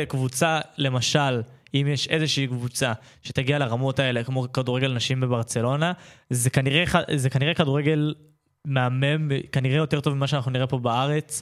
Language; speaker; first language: Hebrew; native; Hebrew